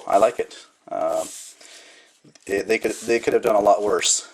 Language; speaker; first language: English; native; English